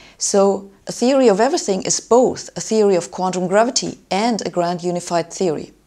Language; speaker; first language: English; non-native, fluent; German